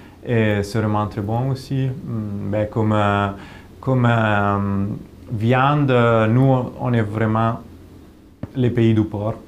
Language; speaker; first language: French; non-native, fluent; Italian